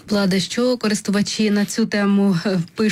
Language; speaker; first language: Ukrainian; native; Ukrainian